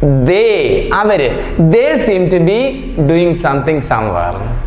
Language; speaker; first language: English; non-native, local second language; Malayalam